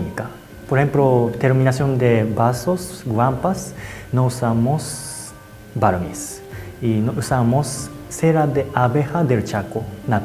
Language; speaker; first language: Spanish; non-native, learner; Japanese